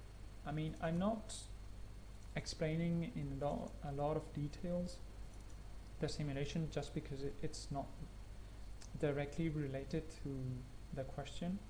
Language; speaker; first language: English; non-native, fluent; Spanish